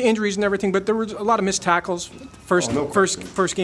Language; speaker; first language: English; native; English